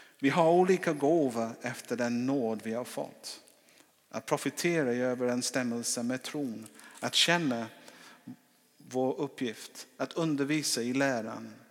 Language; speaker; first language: Swedish; non-native, fluent; English